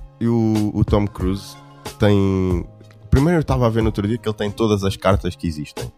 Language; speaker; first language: Portuguese; native; Portuguese